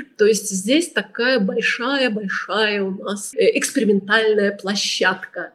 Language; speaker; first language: Russian; native; Russian